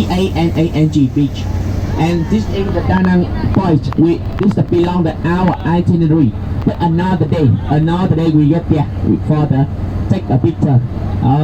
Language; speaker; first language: English; non-native, learner; Vietnamese